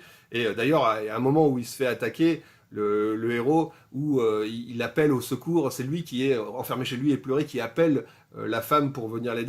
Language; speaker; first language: French; native; French